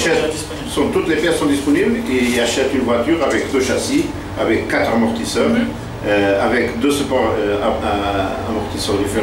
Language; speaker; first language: French; non-native, fluent; Portuguese